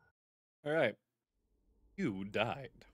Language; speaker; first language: English; native; English